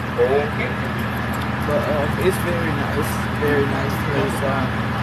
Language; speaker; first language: English; native; English